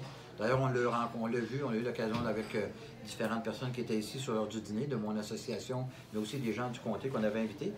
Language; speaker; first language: French; native; French